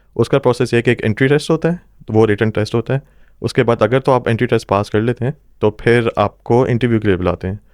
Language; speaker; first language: Urdu; non-native, local second language; Punjabi